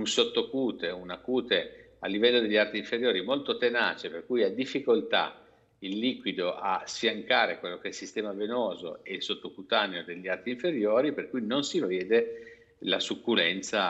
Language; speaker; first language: Italian; native; Italian